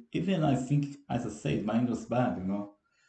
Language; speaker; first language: English; non-native, fluent; Portuguese